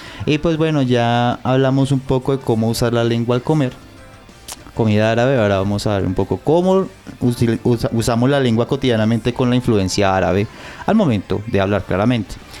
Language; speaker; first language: Spanish; native; Spanish